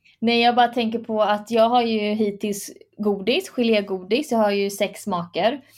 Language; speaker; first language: Swedish; early bilingual, other home language; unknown